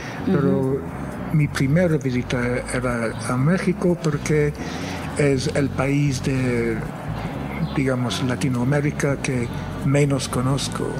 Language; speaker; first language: Spanish; non-native, fluent; English